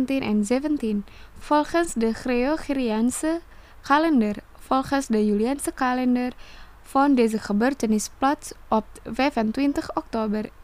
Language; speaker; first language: Dutch; non-native, fluent; Indonesian